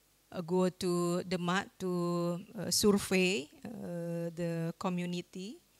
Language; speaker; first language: English; non-native, fluent; Indonesian